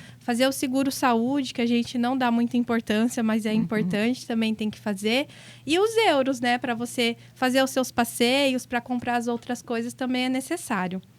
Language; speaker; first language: Portuguese; native; Portuguese